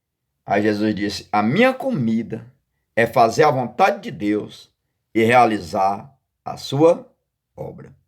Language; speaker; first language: Portuguese; native; Portuguese